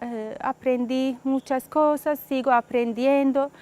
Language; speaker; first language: Spanish; non-native, fluent; Turkish